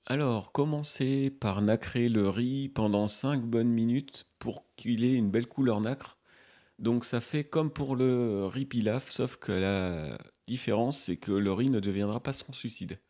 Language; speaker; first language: French; native; French